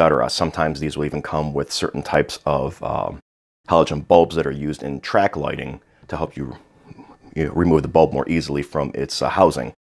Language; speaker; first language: English; native; English